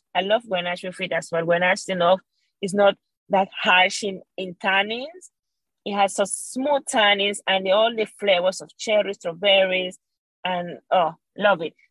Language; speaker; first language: English; non-native, fluent; Spanish